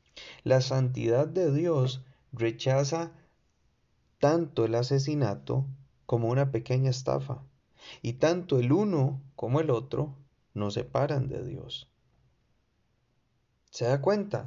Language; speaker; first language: Spanish; native; Spanish